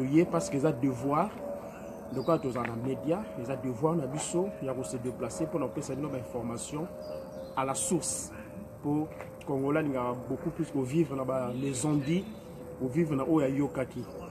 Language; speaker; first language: French; non-native, local second language; Lingala